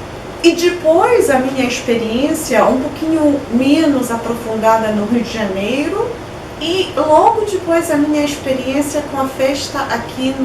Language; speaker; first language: Portuguese; non-native, fluent; Polish